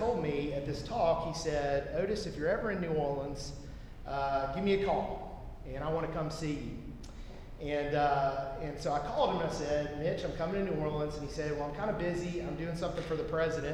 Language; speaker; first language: English; native; English